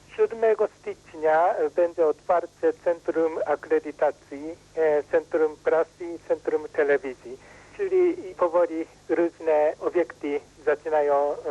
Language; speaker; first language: Polish; non-native, learner; Japanese